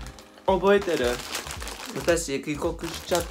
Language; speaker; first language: Japanese; non-native, learner; English